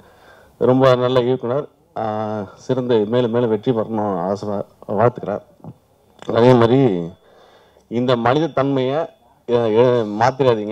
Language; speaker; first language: Tamil; native; Tamil